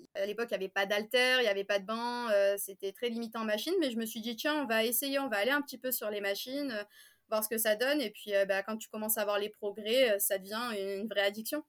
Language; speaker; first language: French; native; French